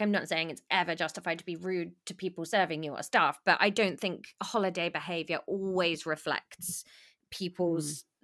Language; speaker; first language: English; native; English